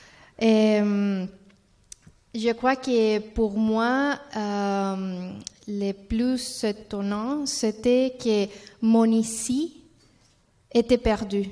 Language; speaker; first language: French; non-native, learner; Spanish